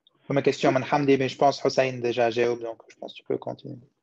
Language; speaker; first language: French; non-native, local second language; Arabic